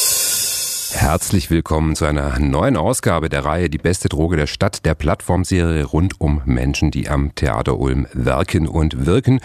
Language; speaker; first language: German; native; German